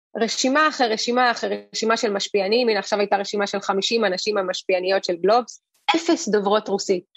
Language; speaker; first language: Hebrew; early bilingual, other home language; Russian